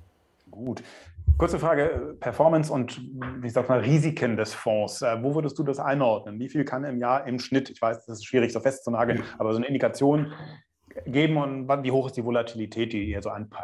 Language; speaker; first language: German; native; German